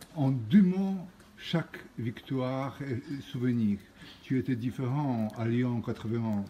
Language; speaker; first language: French; non-native, fluent; Polish